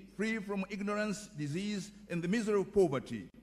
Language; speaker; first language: English; non-native, local second language; Swahili